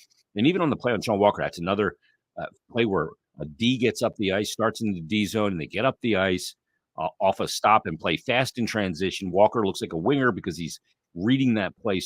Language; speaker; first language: English; native; English